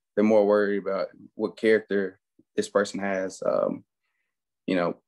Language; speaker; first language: English; native; English